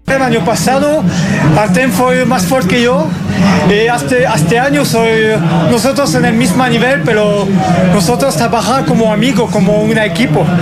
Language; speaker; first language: Portuguese; non-native, learner; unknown